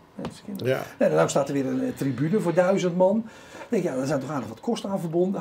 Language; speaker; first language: Dutch; native; Dutch